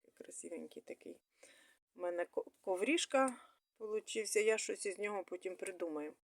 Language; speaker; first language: Ukrainian; non-native, local second language; Russian